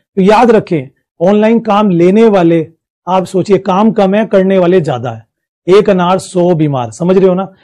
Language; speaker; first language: Hindi; native; Hindi